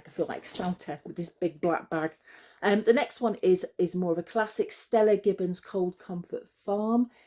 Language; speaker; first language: English; native; English